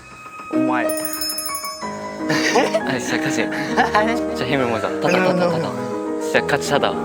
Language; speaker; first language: Korean; non-native, learner; Japanese